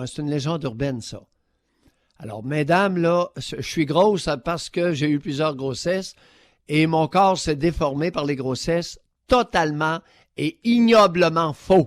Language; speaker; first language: French; native; French